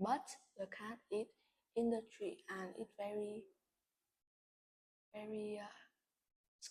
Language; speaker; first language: English; non-native, learner; Vietnamese